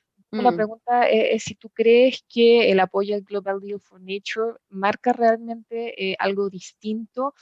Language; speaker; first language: Spanish; native; Spanish